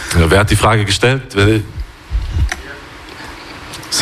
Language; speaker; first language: German; early bilingual, other home language; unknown